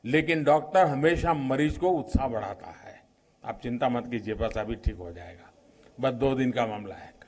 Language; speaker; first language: Hindi; non-native, local second language; Gujarati